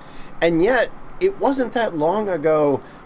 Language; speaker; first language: English; native; English